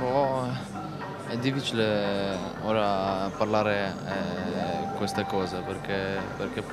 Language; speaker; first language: Italian; non-native, learner; Polish